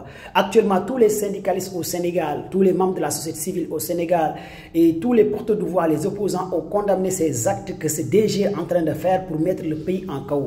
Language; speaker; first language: French; non-native, local second language; Wolof